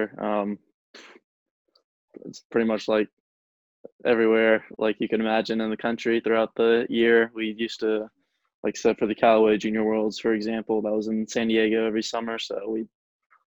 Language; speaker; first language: English; native; English